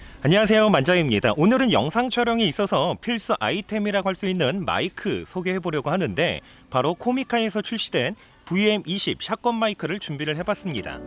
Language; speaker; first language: Korean; native; Korean